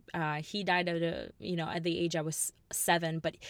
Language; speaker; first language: English; early bilingual, other home language; Russian